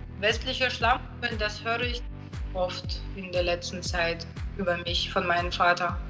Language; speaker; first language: German; non-native, fluent; Russian